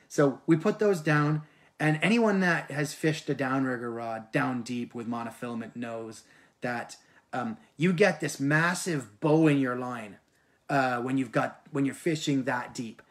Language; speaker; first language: English; native; English